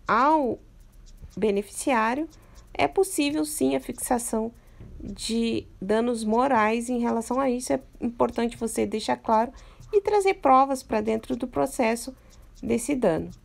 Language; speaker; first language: Portuguese; native; Portuguese